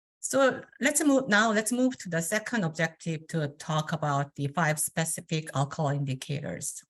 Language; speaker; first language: English; non-native, fluent; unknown